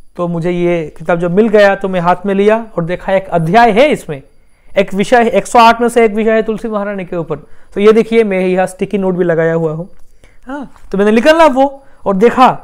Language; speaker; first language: Hindi; non-native, local second language; Bangla